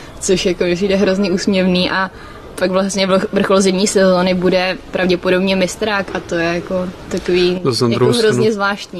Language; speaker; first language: Czech; native; Czech